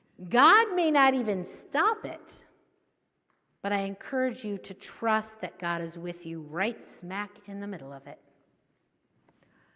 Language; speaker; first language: English; native; English